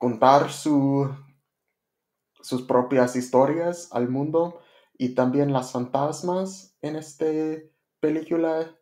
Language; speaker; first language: Spanish; non-native, learner; English